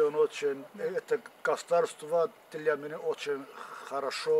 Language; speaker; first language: Russian; non-native, local second language; Azerbaijani